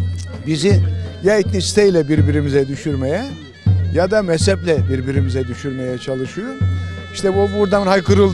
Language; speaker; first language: Turkish; native; Turkish